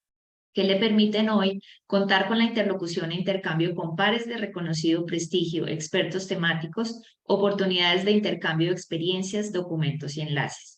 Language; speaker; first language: Spanish; native; Spanish